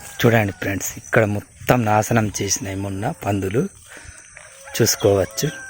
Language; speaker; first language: Telugu; non-native, local second language; Gondi